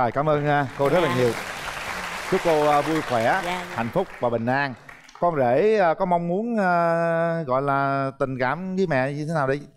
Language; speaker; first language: Vietnamese; native; Vietnamese